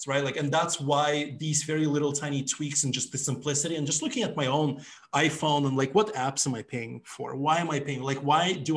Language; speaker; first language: English; non-native, fluent; Ukrainian